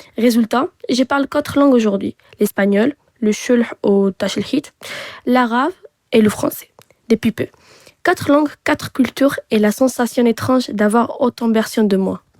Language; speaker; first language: French; non-native, fluent; Tachelhit